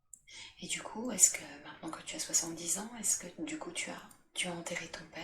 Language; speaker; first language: French; native; French